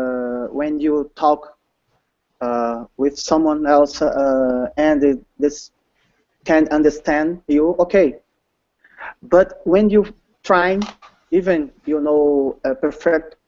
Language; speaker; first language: English; non-native, learner; Portuguese